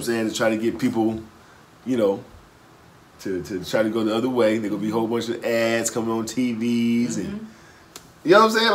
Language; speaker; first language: English; native; English